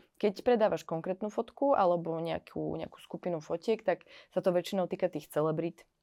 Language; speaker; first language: Slovak; native; Slovak